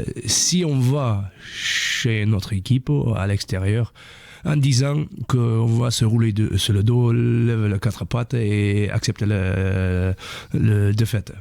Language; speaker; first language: French; non-native, fluent; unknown